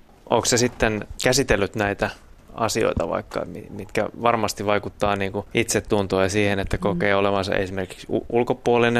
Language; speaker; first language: Finnish; native; Finnish